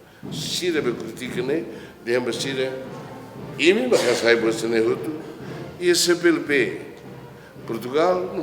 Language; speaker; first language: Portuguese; non-native, local second language; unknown